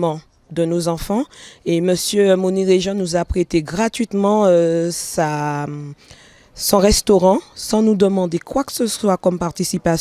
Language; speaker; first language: French; native; French